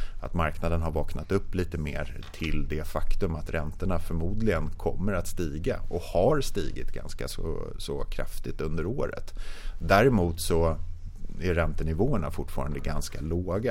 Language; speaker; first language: Swedish; native; Swedish